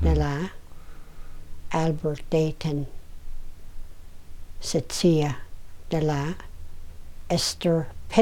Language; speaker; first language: English; native; English